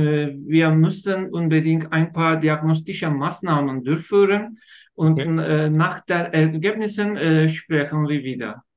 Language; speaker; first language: German; non-native, learner; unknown